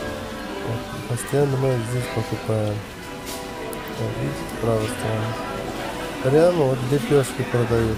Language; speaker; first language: Russian; non-native, local second language; Uzbek